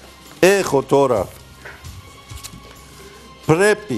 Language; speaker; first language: Greek; non-native, fluent; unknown